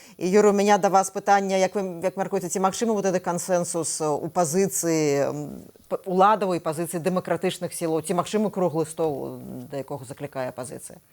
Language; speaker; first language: Belarusian; native; Belarusian